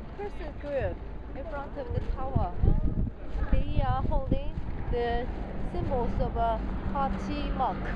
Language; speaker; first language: English; non-native, fluent; Korean